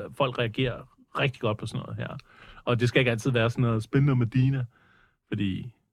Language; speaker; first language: Danish; early bilingual, other home language; English